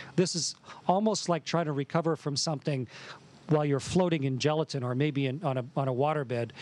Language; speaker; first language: English; native; English